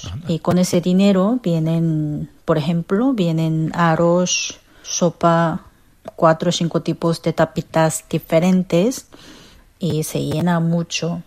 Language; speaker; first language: Spanish; non-native, fluent; Korean